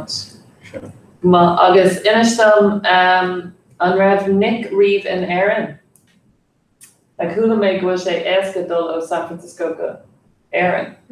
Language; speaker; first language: Irish; non-native, fluent; English